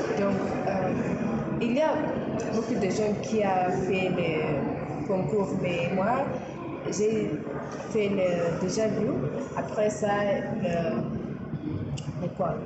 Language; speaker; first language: French; non-native, learner; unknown